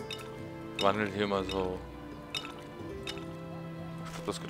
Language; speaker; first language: German; native; German